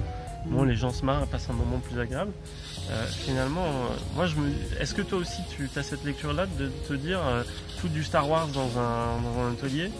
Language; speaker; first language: French; native; French